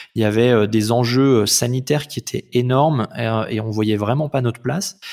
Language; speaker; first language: French; native; French